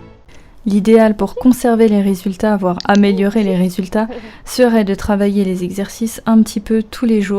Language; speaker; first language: French; native; French